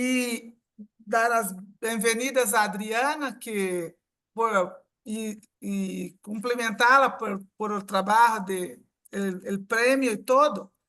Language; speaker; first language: Portuguese; non-native, fluent; Spanish